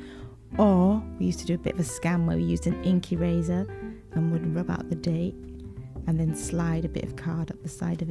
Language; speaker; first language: English; native; English